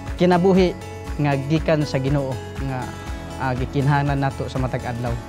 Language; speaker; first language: Cebuano; non-native, local second language; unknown